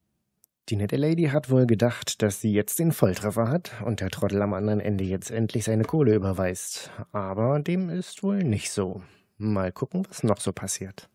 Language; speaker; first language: German; native; German